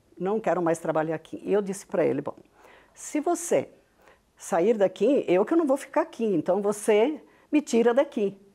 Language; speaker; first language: Portuguese; non-native, local second language; Venetian